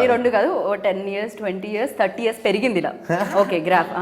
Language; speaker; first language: Telugu; native; Telugu